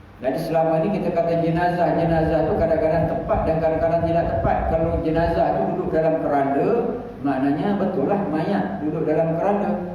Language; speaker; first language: Malay; native; Malay